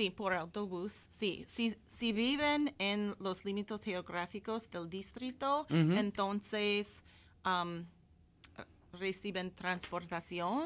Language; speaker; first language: Spanish; non-native, fluent; English